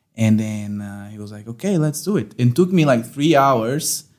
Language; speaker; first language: English; non-native, fluent; Portuguese